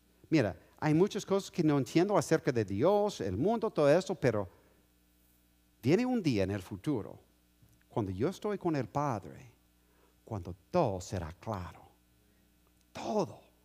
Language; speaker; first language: Spanish; non-native, fluent; English